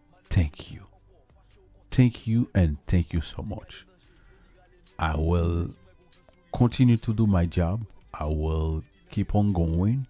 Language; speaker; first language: English; non-native, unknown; Haitian Creole